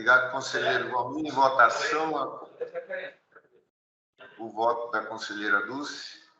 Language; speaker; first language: Portuguese; native; Portuguese